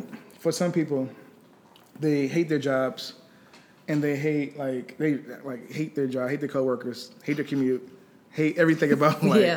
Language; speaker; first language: English; native; English